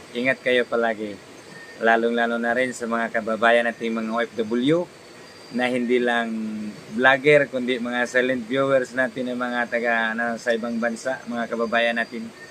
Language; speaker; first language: Filipino; non-native, local second language; Cebuano